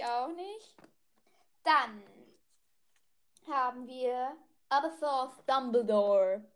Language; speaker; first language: German; native; German